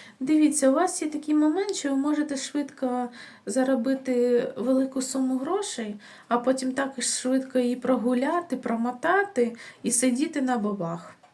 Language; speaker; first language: Ukrainian; non-native, local second language; Russian